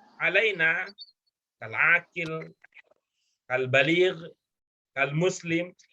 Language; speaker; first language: Arabic; non-native, fluent; Indonesian